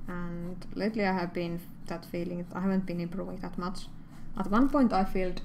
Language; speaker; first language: English; non-native, fluent; Finnish